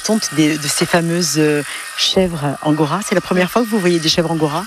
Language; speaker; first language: French; native; French